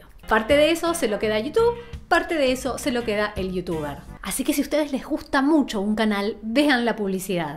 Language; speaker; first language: Spanish; native; Spanish